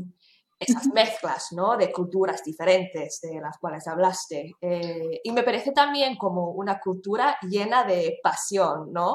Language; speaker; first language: Spanish; non-native, fluent; English